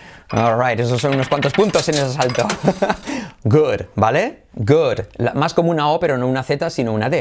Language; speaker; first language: Spanish; native; Spanish